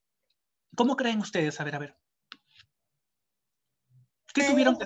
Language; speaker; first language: Spanish; native; Spanish